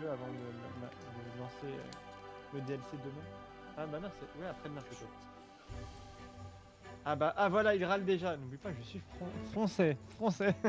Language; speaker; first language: French; native; French